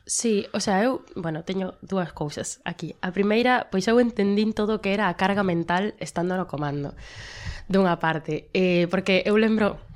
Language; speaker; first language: Galician; non-native, local second language; Spanish